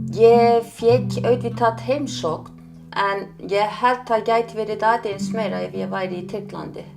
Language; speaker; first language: Icelandic; non-native, fluent; Turkish